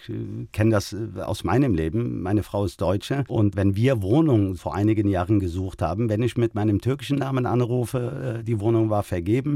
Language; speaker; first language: German; early bilingual, other home language; Turkish